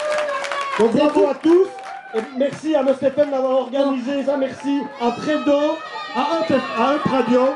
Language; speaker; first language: French; native; French